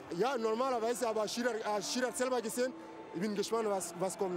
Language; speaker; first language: German; non-native, learner; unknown